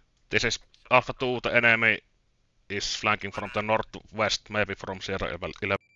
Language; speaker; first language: English; non-native, fluent; Finnish